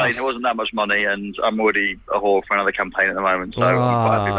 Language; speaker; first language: English; native; English